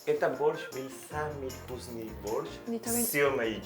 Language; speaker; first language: Russian; non-native, learner; Spanish